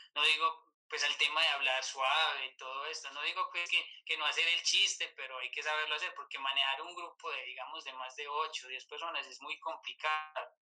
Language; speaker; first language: Spanish; native; Spanish